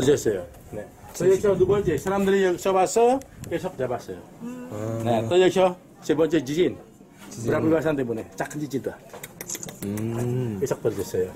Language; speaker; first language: Korean; non-native, learner; Indonesian